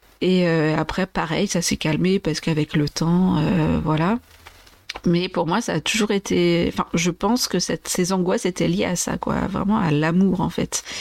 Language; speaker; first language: French; native; French